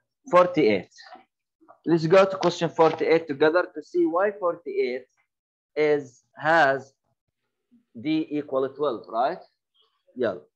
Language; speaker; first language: English; non-native, fluent; Arabic